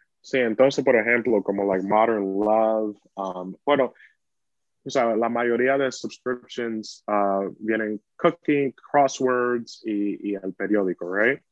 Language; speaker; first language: Spanish; early bilingual, heritage; Spanish